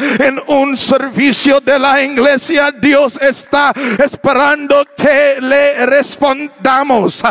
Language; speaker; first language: Spanish; non-native, learner; English